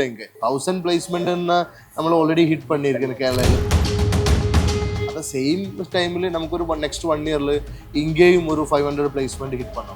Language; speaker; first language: Tamil; non-native, learner; Malayalam